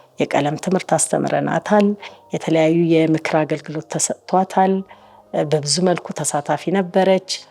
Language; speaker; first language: Amharic; native; Amharic